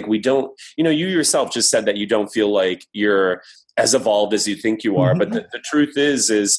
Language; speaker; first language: English; native; English